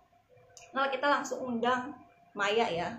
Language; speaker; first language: Indonesian; native; Indonesian